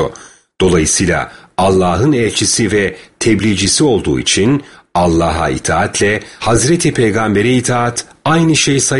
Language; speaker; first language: Turkish; native; Turkish